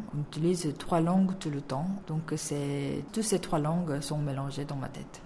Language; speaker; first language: French; non-native, fluent; Korean